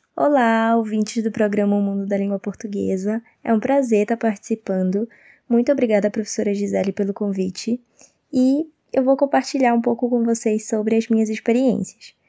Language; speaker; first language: Portuguese; native; Portuguese